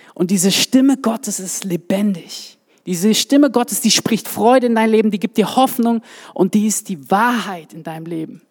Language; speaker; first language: German; native; German